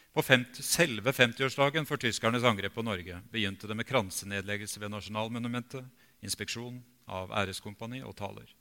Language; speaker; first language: Norwegian; native; Norwegian